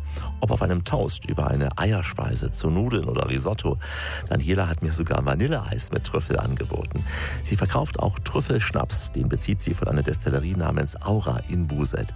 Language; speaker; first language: German; native; German